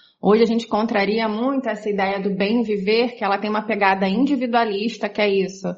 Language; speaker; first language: Portuguese; native; Portuguese